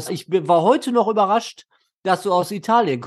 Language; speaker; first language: German; native; German